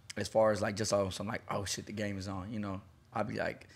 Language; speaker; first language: English; native; English